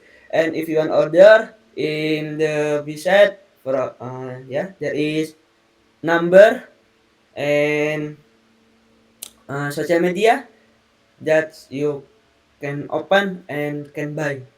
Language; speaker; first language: English; non-native, learner; Indonesian